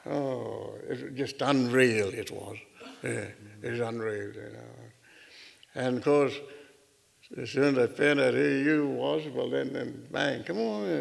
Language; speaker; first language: English; native; English